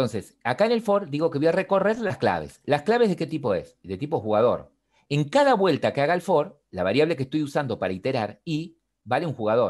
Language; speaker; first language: Spanish; native; Spanish